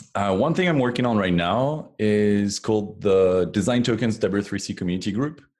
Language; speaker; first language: English; non-native, fluent; French